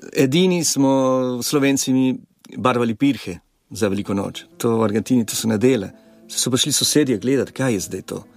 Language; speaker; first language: Slovenian; early bilingual, heritage; Slovenian